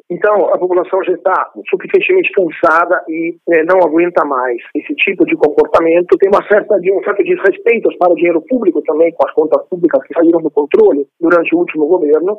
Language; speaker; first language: Portuguese; non-native, fluent; Italian